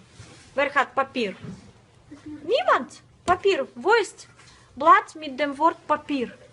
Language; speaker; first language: German; non-native, fluent; Russian